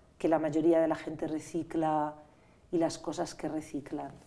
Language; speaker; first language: Spanish; native; Spanish